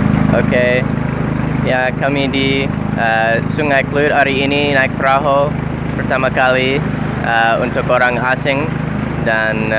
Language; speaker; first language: Indonesian; non-native, learner; English